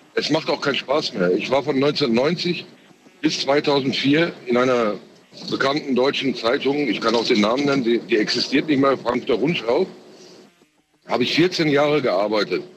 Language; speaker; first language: German; early bilingual, other home language; Turkish